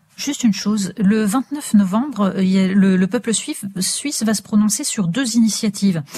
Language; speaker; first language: French; native; French